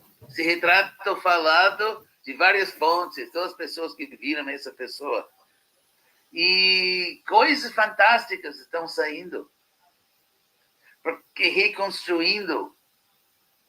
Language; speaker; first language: Portuguese; non-native, fluent; English